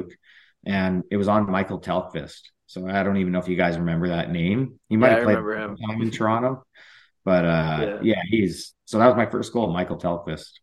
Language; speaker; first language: English; native; English